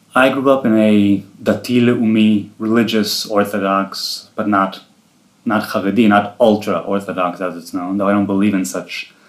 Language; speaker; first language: English; early bilingual, other home language; Hebrew